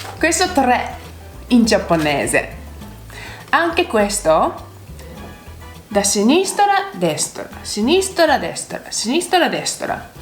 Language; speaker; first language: Italian; non-native, learner; Japanese